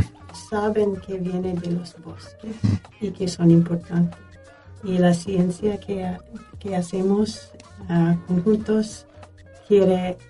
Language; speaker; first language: Spanish; non-native, fluent; English